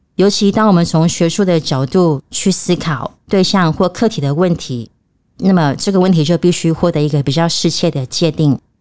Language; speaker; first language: Chinese; native; Chinese